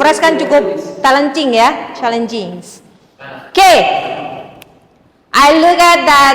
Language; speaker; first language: English; non-native, fluent; Indonesian